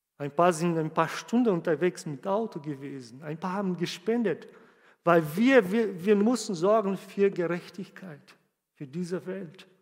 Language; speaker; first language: German; non-native, fluent; Portuguese